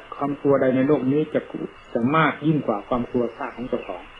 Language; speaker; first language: Thai; native; Thai